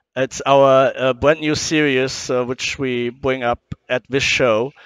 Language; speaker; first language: English; non-native, fluent; German